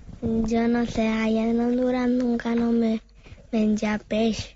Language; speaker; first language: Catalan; non-native, learner; Spanish